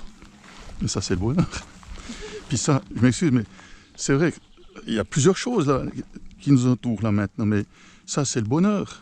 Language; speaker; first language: French; native; French